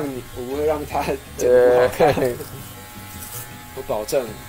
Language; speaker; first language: Chinese; non-native, fluent; English